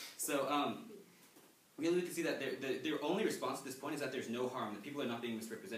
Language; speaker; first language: English; native; English